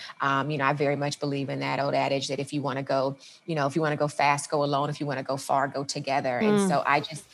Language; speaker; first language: English; native; English